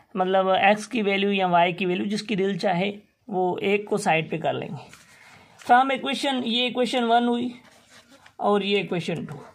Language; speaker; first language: Urdu; non-native, local second language; Sindhi